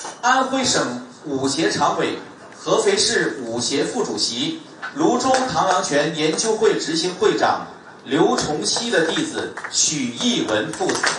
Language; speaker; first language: Chinese; native; Chinese